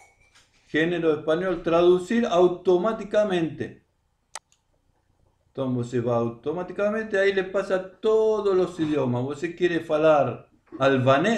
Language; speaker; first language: Spanish; non-native, learner; Portuguese